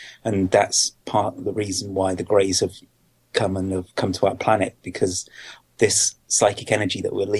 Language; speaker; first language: English; native; English